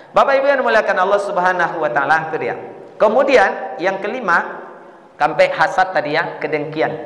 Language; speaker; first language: Malay; non-native, local second language; Minangkabau